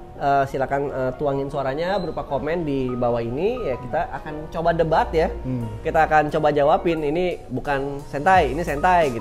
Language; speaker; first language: Indonesian; native; Indonesian